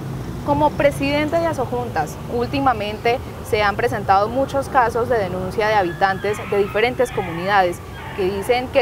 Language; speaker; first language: Spanish; native; Spanish